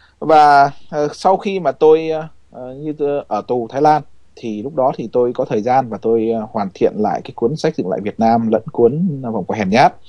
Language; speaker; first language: Vietnamese; native; Vietnamese